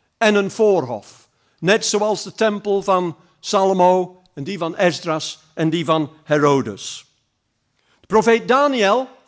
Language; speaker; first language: Dutch; non-native, fluent; English